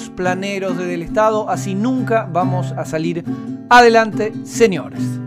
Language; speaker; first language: Spanish; native; Spanish